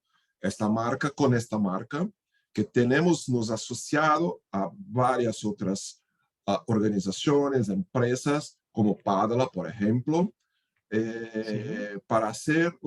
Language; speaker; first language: Spanish; non-native, fluent; Portuguese